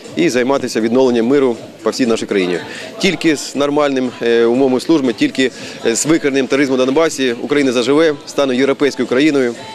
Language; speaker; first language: Ukrainian; native; Ukrainian